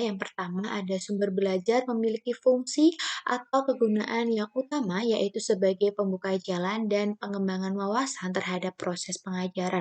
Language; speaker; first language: Indonesian; native; Indonesian